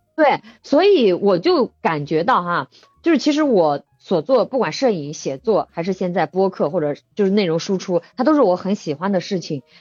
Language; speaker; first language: Chinese; native; Chinese